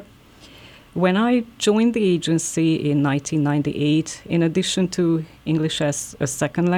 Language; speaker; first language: English; non-native, fluent; Hungarian